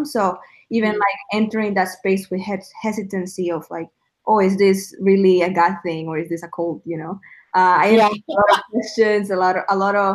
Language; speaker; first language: English; non-native, fluent; Spanish